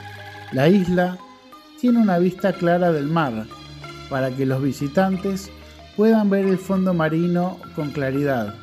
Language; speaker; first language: Spanish; non-native, fluent; Indonesian